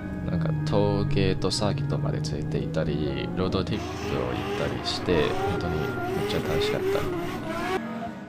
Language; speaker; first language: Japanese; non-native, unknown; Chinese